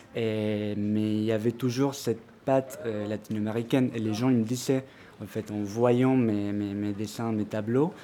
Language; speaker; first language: French; non-native, fluent; Spanish